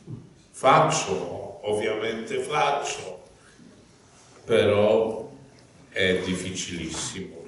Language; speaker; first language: Italian; non-native, fluent; Polish